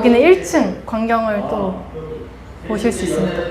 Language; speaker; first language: Korean; native; Korean